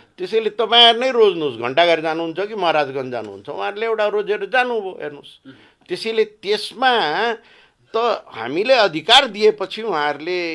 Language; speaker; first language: Nepali; non-native, local second language; Bhojpuri